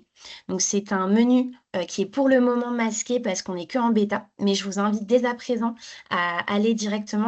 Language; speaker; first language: French; native; French